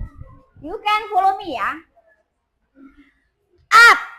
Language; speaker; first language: English; non-native, learner; Indonesian